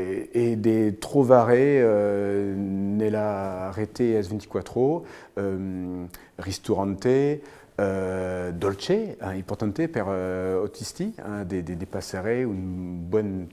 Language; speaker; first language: Italian; non-native, fluent; French